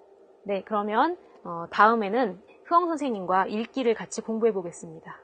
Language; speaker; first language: Korean; native; Korean